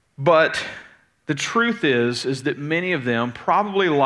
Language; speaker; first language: English; native; English